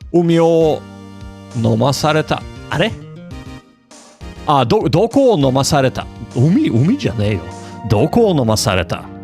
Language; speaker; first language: Japanese; non-native, learner; English